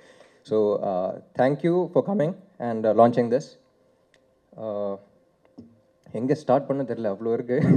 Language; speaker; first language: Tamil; non-native, local second language; Telugu